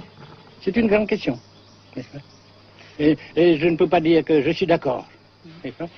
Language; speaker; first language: French; non-native, fluent; Vietnamese